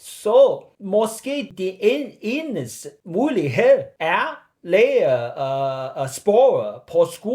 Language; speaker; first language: Danish; non-native, learner; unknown